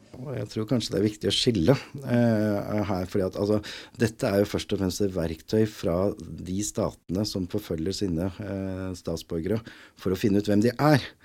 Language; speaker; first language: Norwegian; native; Norwegian